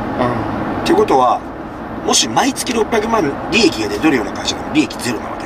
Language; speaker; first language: Japanese; native; Japanese